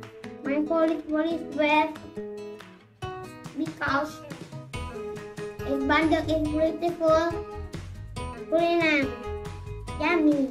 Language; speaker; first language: English; non-native, learner; Indonesian